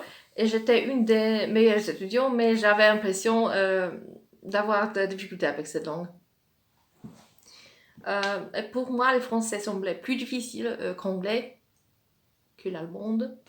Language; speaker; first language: French; non-native, fluent; Polish